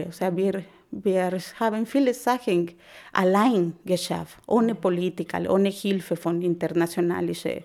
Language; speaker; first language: German; non-native, fluent; Spanish